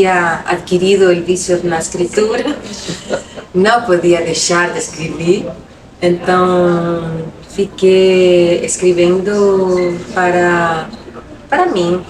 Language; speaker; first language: Portuguese; non-native, local second language; Spanish